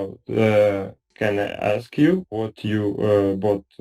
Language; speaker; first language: English; non-native, learner; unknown